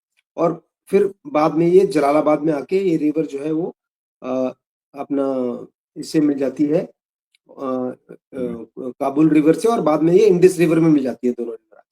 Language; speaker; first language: Hindi; native; Hindi